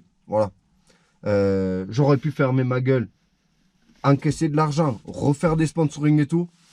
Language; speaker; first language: French; native; French